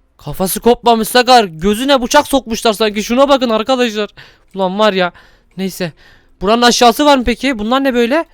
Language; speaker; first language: Turkish; native; Turkish